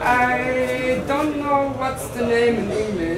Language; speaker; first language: English; non-native, learner; German